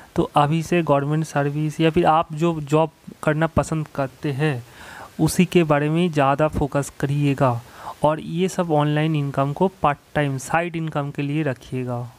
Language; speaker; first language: Hindi; non-native, local second language; Bangla